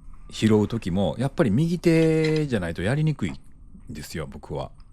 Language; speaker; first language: Japanese; native; Japanese